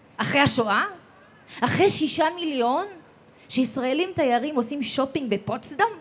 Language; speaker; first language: Hebrew; native; Hebrew